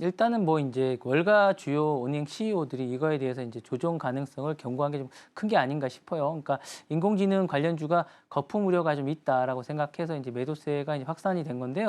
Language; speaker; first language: Korean; native; Korean